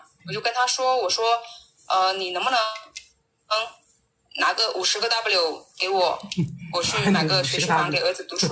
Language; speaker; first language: Chinese; native; Chinese